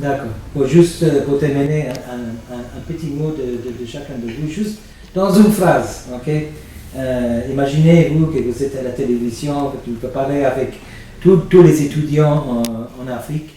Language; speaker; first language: French; non-native, fluent; English